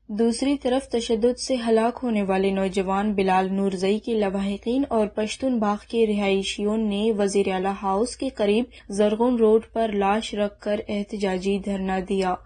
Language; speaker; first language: Urdu; non-native, local second language; Baluchi